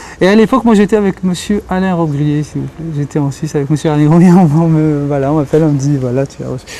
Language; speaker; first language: French; non-native, local second language; Kabyle